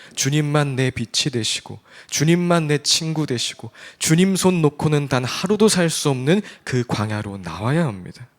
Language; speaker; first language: Korean; native; Korean